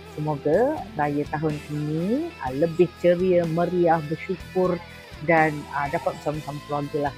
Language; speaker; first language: Malay; native; Malay